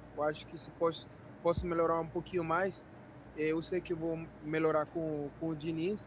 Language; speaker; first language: Portuguese; non-native, fluent; Spanish